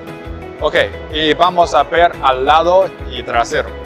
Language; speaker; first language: Spanish; non-native, learner; Chinese